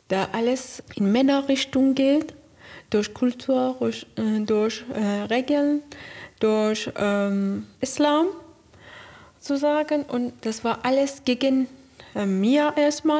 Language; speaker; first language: German; non-native, learner; Persian